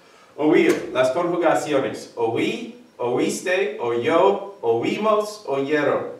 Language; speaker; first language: Spanish; non-native, fluent; English